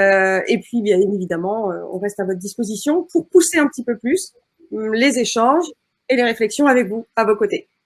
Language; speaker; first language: French; native; French